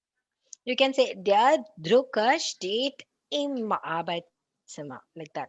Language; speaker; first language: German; non-native, fluent; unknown